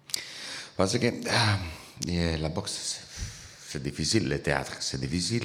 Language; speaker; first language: French; non-native, learner; Italian